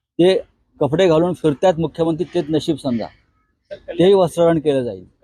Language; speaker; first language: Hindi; non-native, local second language; Marathi